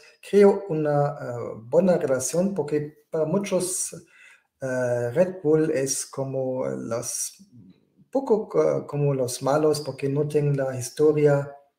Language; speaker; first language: Spanish; non-native, fluent; German